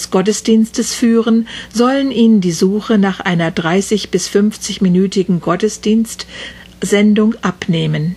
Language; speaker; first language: German; native; German